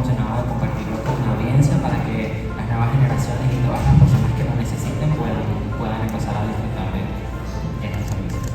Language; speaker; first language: Spanish; native; Spanish